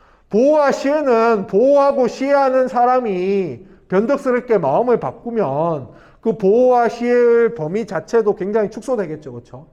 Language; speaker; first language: Korean; native; Korean